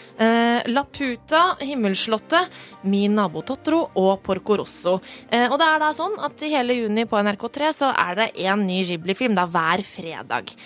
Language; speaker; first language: Norwegian; native; Norwegian